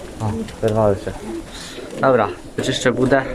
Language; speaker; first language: Polish; native; Polish